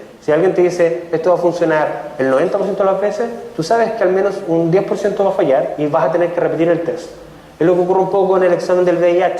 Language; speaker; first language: Spanish; native; Spanish